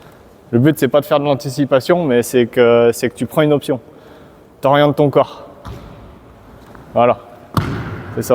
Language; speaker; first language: French; native; French